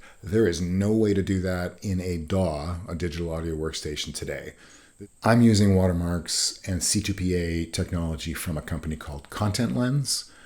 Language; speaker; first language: English; native; English